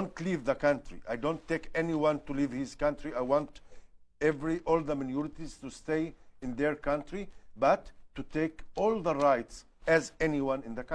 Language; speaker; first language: English; non-native, learner; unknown